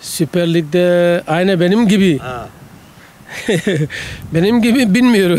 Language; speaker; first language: Turkish; non-native, learner; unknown